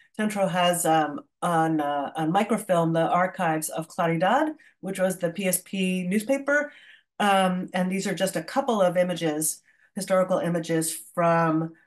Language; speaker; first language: English; native; English